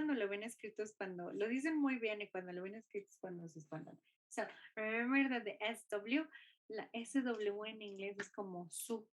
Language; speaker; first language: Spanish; non-native, fluent; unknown